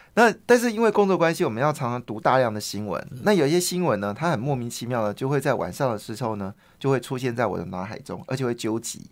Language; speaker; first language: Chinese; native; Chinese